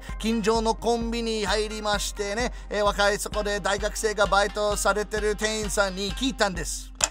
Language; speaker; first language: Japanese; non-native, fluent; English